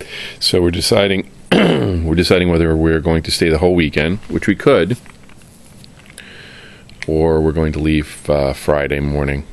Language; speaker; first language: English; native; English